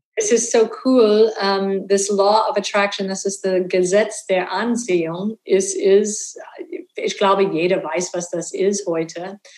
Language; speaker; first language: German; non-native, learner; English